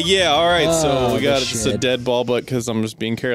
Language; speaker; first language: English; native; English